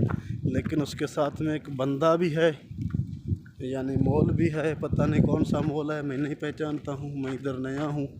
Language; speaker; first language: Hindi; non-native, local second language; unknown